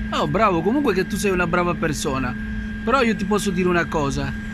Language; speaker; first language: Italian; non-native, fluent; Spanish